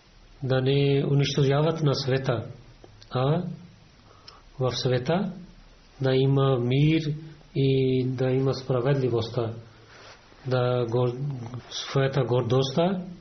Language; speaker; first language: Bulgarian; non-native, fluent; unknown